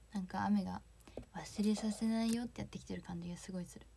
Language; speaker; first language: Japanese; native; Japanese